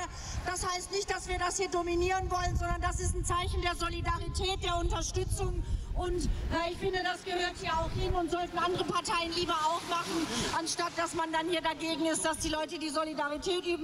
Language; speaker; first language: German; native; German